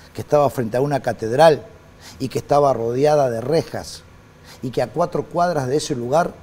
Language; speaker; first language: Spanish; native; Spanish